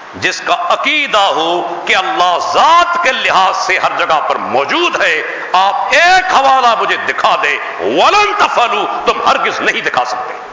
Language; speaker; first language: Urdu; non-native, local second language; Sindhi